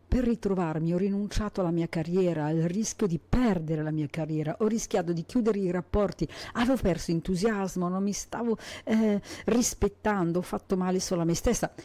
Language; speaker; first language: Italian; native; Italian